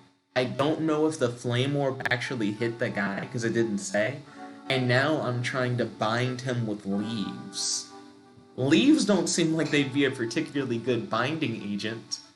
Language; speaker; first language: English; native; English